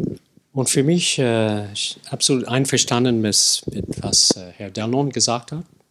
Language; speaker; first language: German; non-native, fluent; English